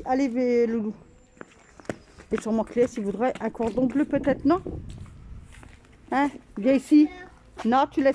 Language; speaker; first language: French; native; French